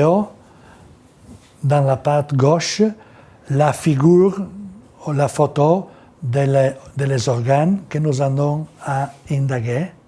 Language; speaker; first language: French; non-native, learner; Italian